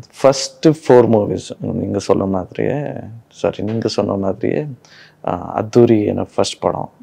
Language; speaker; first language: Tamil; non-native, learner; Kannada